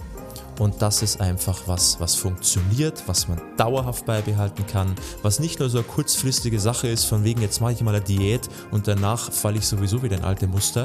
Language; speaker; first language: German; native; German